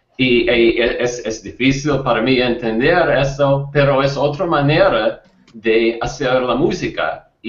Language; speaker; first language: Spanish; non-native, learner; English